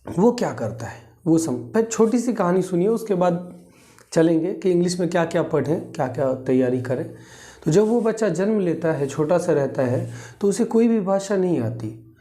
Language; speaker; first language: Hindi; native; Hindi